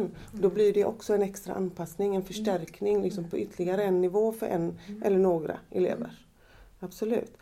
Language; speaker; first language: Swedish; native; Swedish